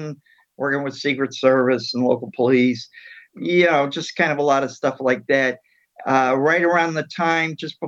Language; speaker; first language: English; native; English